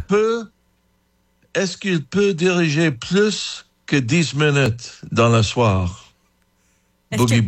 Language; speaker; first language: French; non-native, fluent; English